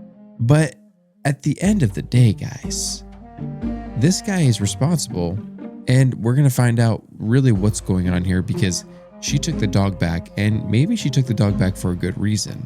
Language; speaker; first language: English; native; English